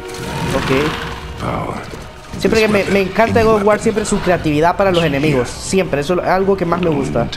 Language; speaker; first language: Spanish; native; Spanish